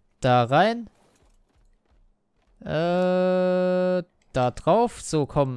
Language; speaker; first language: German; native; German